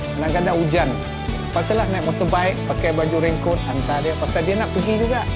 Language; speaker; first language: Malay; native; Malay